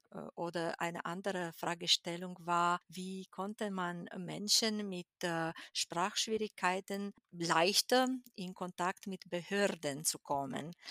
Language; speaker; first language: German; non-native, fluent; Romanian